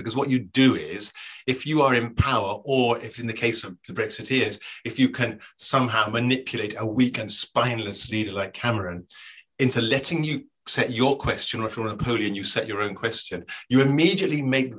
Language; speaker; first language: English; native; English